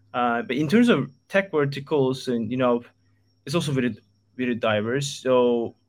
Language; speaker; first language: English; non-native, fluent; Turkish